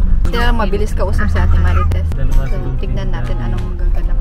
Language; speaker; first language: Filipino; native; Filipino